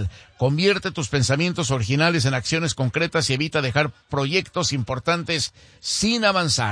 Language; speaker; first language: Spanish; native; Spanish